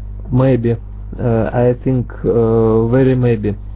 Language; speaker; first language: English; non-native, learner; Russian